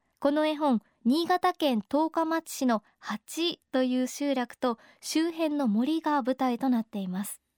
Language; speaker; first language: Japanese; native; Japanese